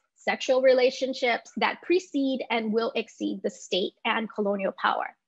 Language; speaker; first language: English; native; English